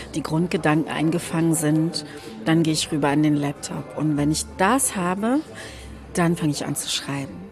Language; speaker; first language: German; non-native, local second language; French